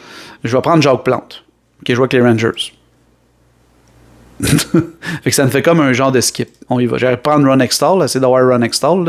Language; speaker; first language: French; native; French